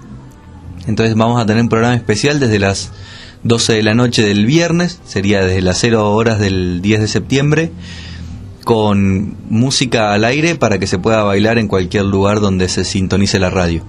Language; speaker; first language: Spanish; native; Spanish